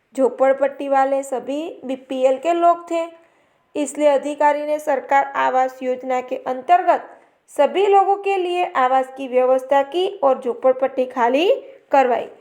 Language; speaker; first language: Hindi; non-native, local second language; Gujarati